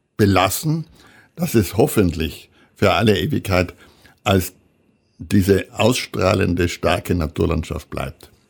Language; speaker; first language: German; native; German